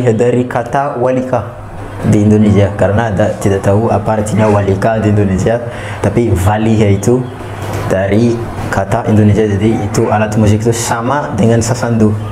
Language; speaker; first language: Indonesian; non-native, learner; Malagasy